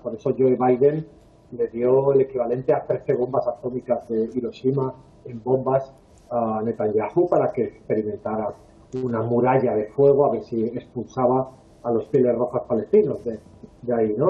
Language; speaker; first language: Spanish; native; Spanish